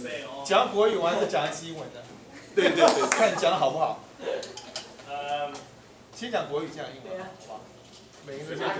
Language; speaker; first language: Chinese; native; Chinese